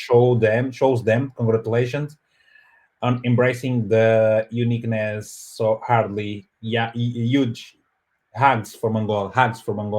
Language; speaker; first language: English; non-native, fluent; Portuguese